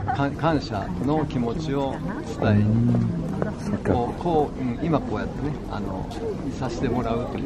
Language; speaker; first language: Japanese; native; Japanese